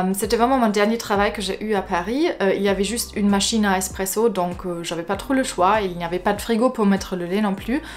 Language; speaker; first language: French; non-native, fluent; German